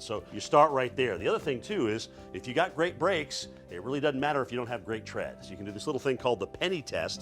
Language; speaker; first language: English; native; English